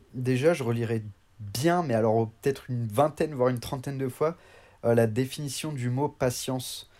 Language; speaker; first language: French; native; French